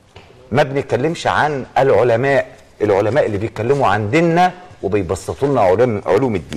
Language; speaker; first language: Arabic; native; Arabic